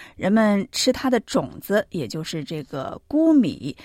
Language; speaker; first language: Chinese; native; Chinese